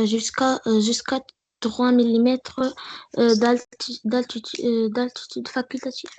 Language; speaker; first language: French; non-native, learner; Arabic